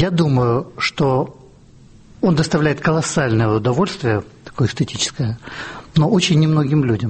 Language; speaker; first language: Russian; native; Russian